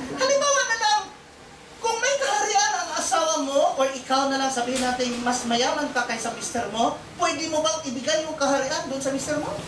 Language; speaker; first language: Filipino; non-native, local second language; Cebuano